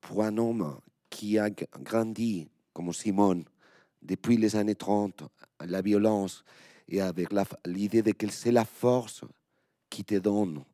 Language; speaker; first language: French; non-native, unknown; Spanish